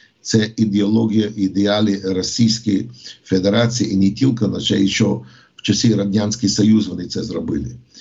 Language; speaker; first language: Ukrainian; non-native, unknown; English